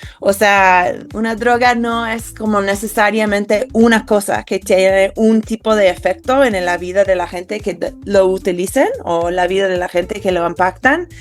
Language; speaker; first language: Spanish; non-native, fluent; English